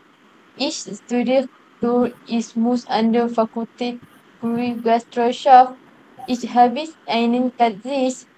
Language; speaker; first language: German; non-native, learner; Malay